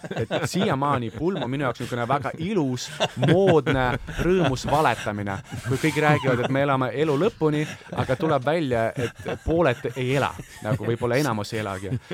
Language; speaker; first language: Estonian; non-native, local second language; Russian